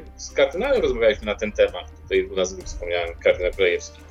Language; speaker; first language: Polish; native; Polish